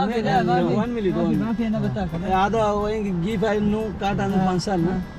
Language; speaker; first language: English; non-native, learner; Bangla